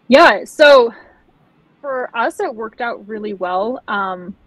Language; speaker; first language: English; native; English